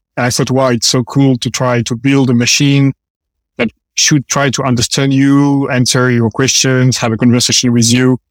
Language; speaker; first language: English; non-native, fluent; French